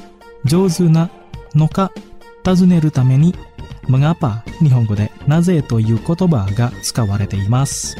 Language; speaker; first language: Japanese; non-native, fluent; Indonesian